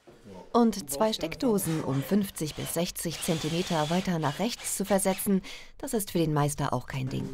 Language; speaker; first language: German; native; German